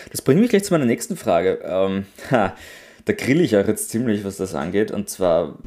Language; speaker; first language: German; native; German